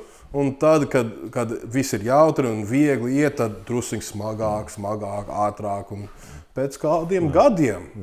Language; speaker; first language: Latvian; early bilingual, heritage; English